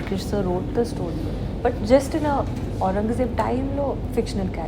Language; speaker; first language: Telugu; non-native, learner; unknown